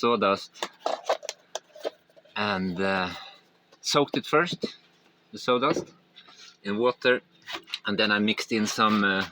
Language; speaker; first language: English; non-native, fluent; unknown